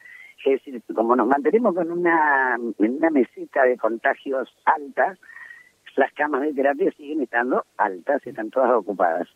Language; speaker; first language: Spanish; native; Spanish